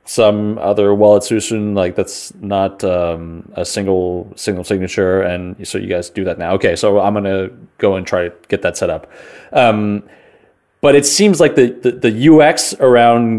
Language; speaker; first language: English; native; English